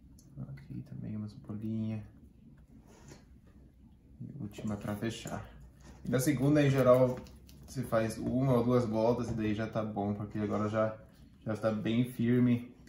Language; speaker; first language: Portuguese; non-native, fluent; German